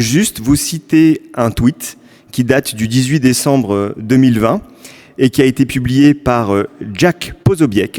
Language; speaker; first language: French; native; French